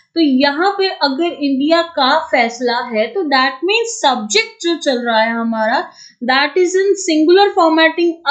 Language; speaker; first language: Hindi; native; Hindi